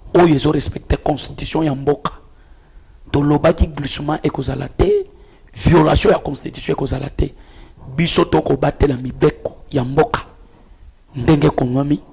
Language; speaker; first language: Lingala; native; Lingala